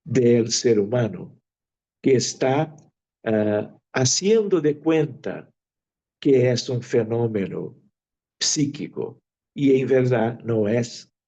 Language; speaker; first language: Spanish; non-native, fluent; Portuguese